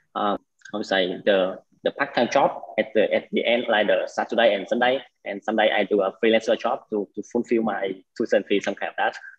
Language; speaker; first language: English; non-native, learner; Vietnamese